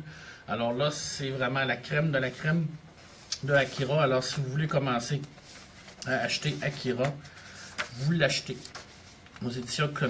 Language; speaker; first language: French; native; French